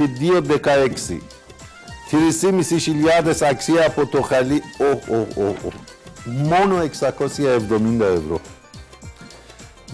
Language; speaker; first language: Greek; non-native, learner; Persian